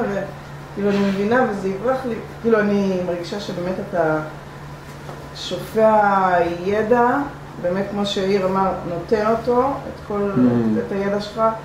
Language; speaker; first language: Hebrew; native; Hebrew